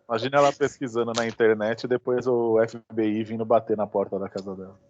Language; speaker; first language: Portuguese; native; Portuguese